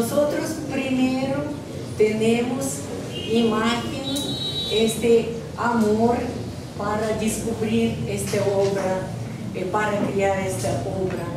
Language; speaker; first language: Spanish; non-native, learner; Russian